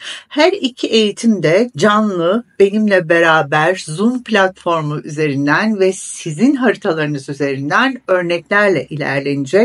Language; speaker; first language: Turkish; native; Turkish